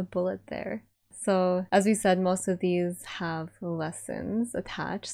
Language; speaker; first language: English; non-native, local second language; Iloko